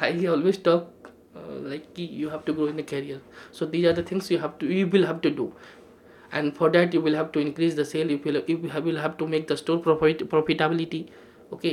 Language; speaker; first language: English; non-native, local second language; Hindi